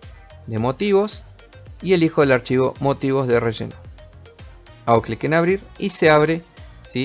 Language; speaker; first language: Spanish; native; Spanish